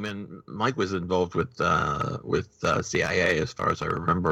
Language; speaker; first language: English; native; English